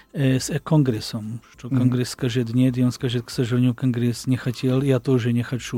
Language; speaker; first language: Russian; non-native, learner; Slovak